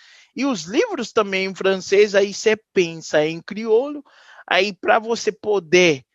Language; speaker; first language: Portuguese; non-native, fluent; Haitian Creole